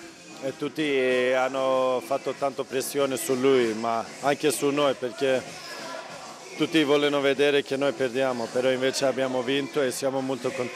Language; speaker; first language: Italian; non-native, fluent; Swedish